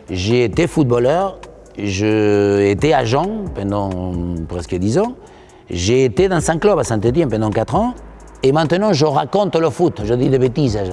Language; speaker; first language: French; non-native, fluent; Spanish